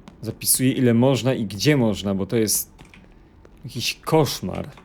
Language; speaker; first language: Polish; native; Polish